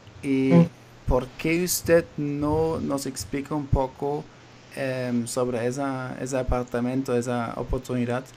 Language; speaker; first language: Spanish; non-native, fluent; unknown